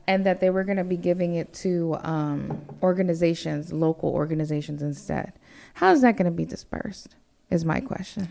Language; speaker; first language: English; early bilingual, other home language; Spanish